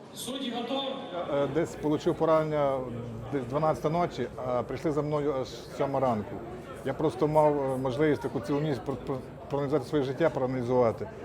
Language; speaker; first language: Ukrainian; native; Ukrainian